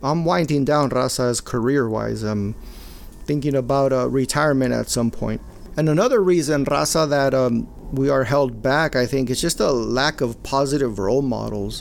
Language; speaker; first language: English; native; English